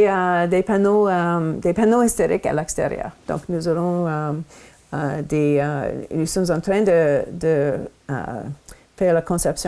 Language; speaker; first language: French; non-native, local second language; English